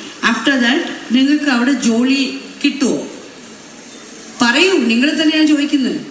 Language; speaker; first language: Malayalam; non-native, local second language; Tamil